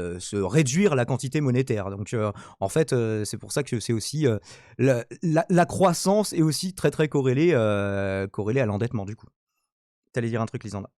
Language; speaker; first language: French; native; French